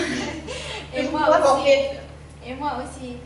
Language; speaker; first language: French; non-native, learner; Arabic